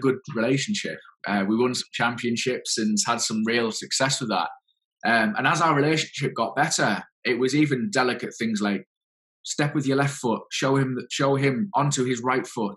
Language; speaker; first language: English; native; English